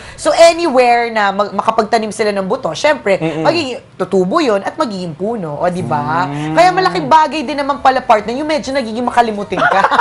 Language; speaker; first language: Filipino; native; Filipino